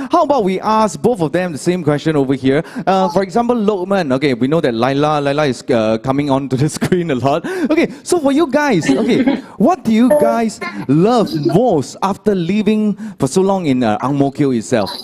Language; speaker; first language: English; non-native, local second language; Chinese